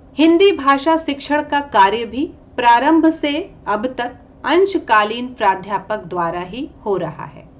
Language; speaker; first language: Hindi; native; Hindi